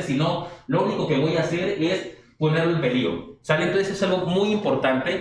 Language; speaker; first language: Spanish; native; Spanish